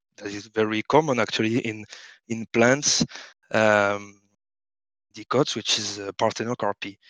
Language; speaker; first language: English; non-native, fluent; French